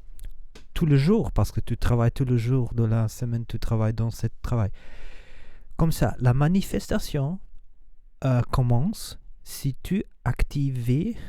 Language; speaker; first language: French; non-native, learner; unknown